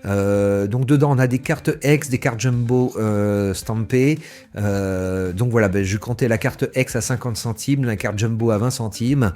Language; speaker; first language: French; native; French